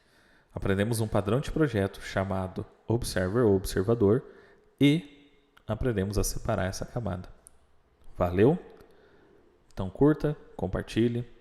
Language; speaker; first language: Portuguese; native; Portuguese